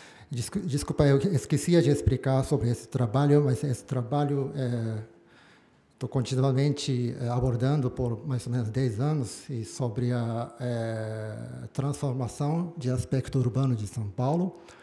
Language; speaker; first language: Portuguese; non-native, fluent; Japanese